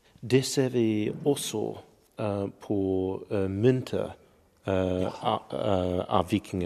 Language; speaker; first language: Norwegian; non-native, learner; English